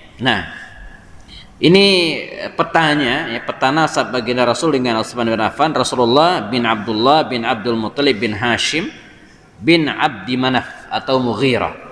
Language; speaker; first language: Indonesian; native; Indonesian